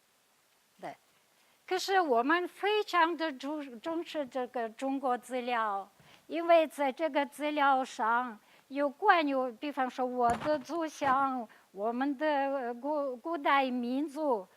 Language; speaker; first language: Chinese; non-native, fluent; Kazakh